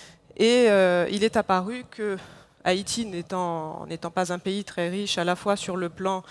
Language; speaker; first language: French; non-native, local second language; Haitian Creole